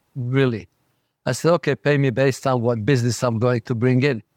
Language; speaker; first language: English; non-native, fluent; Slovak